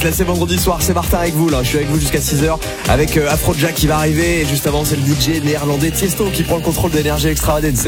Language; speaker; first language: French; native; French